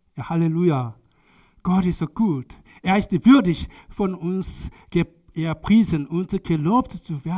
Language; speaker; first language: German; non-native, learner; Korean